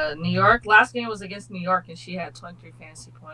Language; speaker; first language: English; native; English